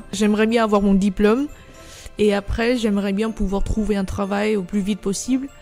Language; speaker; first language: French; non-native, fluent; Vietnamese